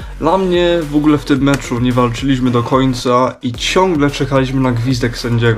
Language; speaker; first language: Polish; early bilingual, heritage; Polish